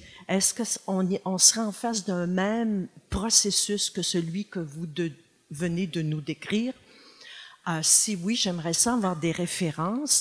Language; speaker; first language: French; native; French